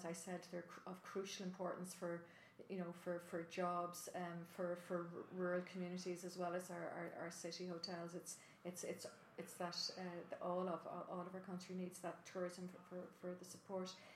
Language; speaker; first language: English; native; English